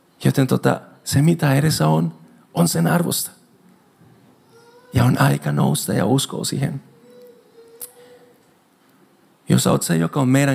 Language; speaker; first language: Finnish; non-native, fluent; Spanish